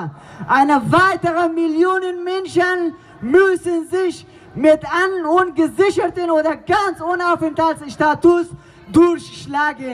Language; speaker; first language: German; non-native, learner; Persian